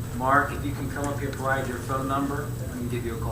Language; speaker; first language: English; native; English